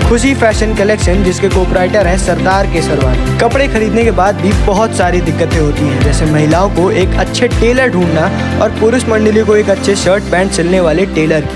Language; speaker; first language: Hindi; native; Hindi